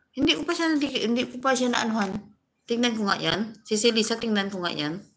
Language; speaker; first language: Filipino; non-native, local second language; Hiligaynon